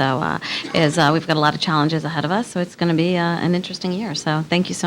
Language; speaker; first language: English; native; English